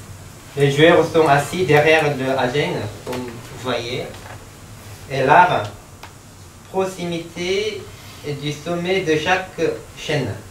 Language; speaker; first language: French; non-native, learner; Korean